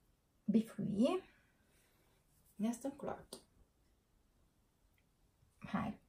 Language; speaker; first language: Swedish; non-native, learner; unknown